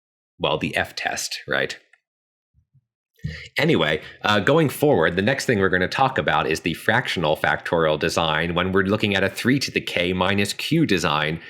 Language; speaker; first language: English; native; English